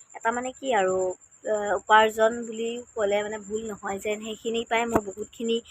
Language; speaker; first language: Assamese; native; Assamese